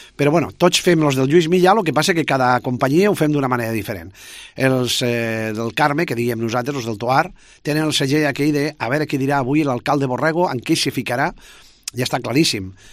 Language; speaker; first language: Catalan; native; Catalan